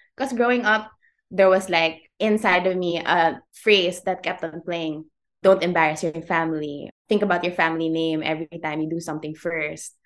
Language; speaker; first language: English; non-native, local second language; Cebuano